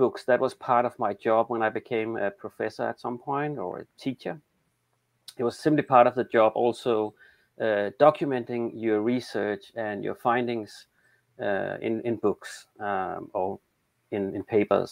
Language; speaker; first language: English; non-native, fluent; Danish